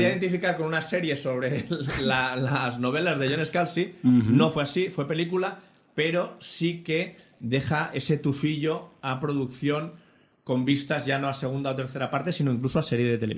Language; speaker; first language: Spanish; native; Spanish